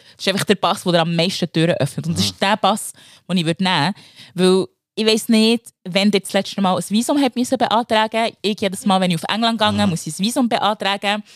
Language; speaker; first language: German; early bilingual, other home language; Lingala